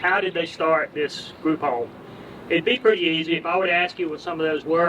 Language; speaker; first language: English; native; English